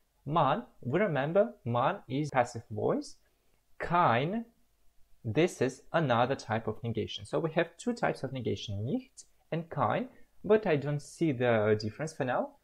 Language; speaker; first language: English; non-native, fluent; Russian